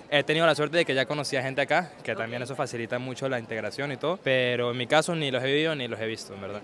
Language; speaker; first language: Spanish; native; Spanish